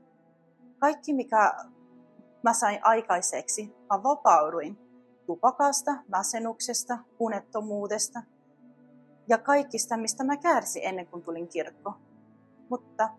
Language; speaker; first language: Finnish; non-native, fluent; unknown